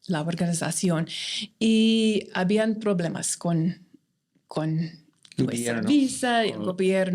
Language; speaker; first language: Spanish; non-native, fluent; English